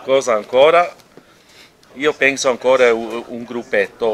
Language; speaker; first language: Italian; non-native, local second language; German